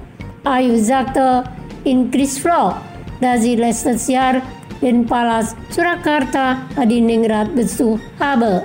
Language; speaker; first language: German; non-native, fluent; Indonesian